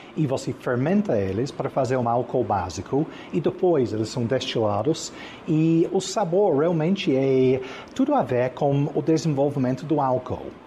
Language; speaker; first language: Portuguese; non-native, fluent; English